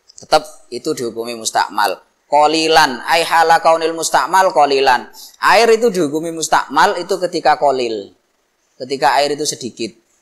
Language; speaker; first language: Indonesian; non-native, local second language; Javanese